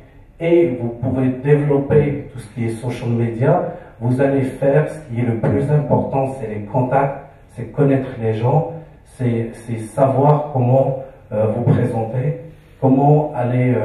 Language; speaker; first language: French; non-native, local second language; Arabic